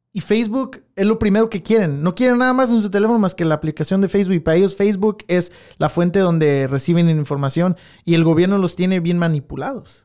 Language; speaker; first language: Spanish; early bilingual, heritage; Spanish